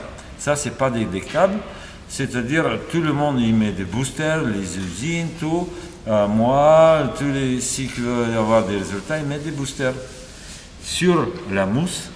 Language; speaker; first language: French; non-native, fluent; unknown